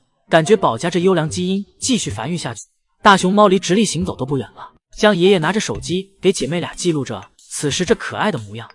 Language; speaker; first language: Chinese; native; Chinese